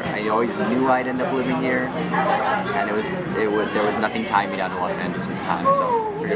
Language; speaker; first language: English; early bilingual, other home language; Hebrew